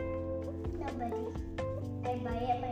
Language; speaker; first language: English; non-native, learner; Indonesian